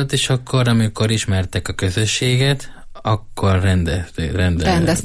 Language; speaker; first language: Hungarian; non-native, learner; Spanish